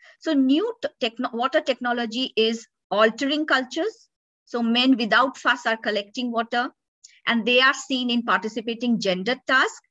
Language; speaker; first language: English; non-native, local second language; Bangla